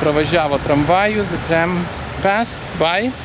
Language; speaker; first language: English; non-native, fluent; Lithuanian